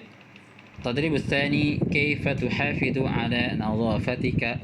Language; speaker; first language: Arabic; non-native, fluent; Indonesian